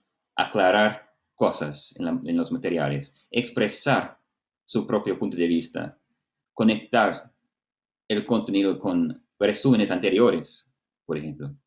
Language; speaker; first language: Spanish; non-native, fluent; Portuguese